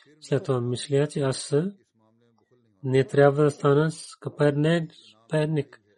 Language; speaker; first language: Bulgarian; non-native, learner; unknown